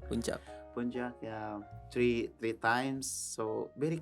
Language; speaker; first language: English; non-native, learner; Filipino